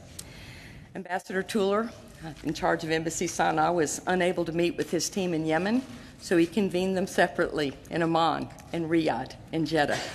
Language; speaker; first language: English; native; English